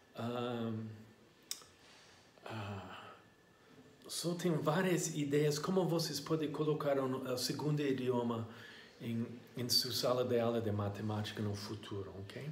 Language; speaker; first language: Portuguese; non-native, learner; English